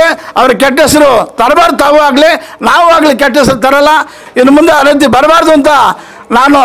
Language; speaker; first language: Kannada; native; Kannada